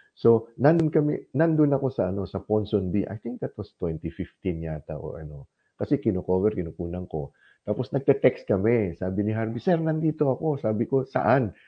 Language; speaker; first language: Filipino; native; Filipino